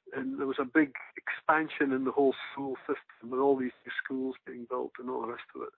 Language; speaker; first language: English; native; English